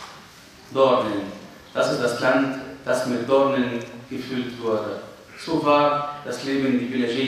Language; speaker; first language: German; non-native, fluent; Arabic